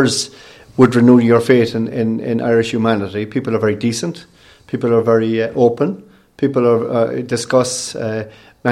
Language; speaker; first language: English; native; English